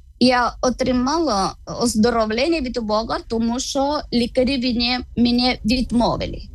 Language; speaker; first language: Ukrainian; non-native, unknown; Malayalam